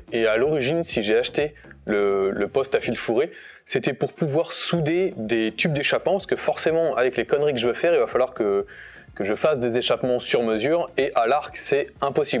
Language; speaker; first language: French; native; French